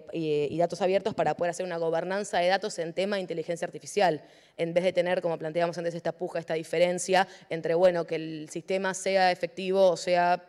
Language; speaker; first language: Spanish; native; Spanish